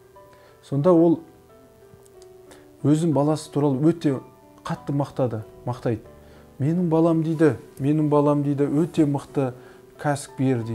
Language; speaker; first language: Kazakh; native; Kazakh